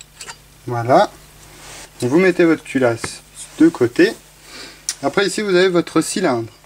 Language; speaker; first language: French; native; French